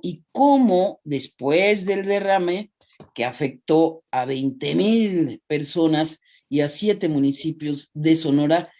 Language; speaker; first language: Spanish; native; Spanish